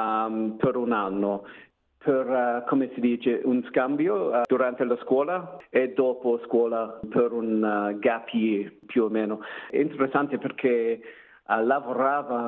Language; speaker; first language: Italian; non-native, learner; English